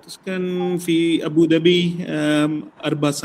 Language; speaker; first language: Arabic; non-native, learner; Urdu